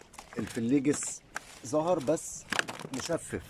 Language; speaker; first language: Arabic; native; Arabic